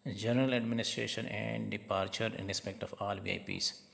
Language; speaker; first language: English; non-native, local second language; Urdu